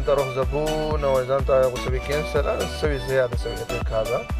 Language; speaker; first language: Arabic; non-native, learner; Pashto